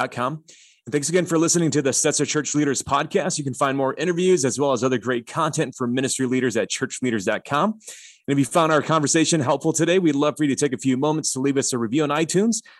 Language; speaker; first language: English; native; English